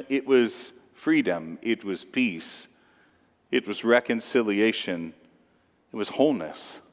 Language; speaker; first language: English; native; English